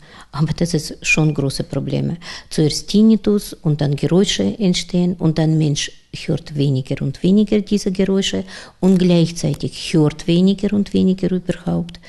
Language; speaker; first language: German; non-native, learner; Russian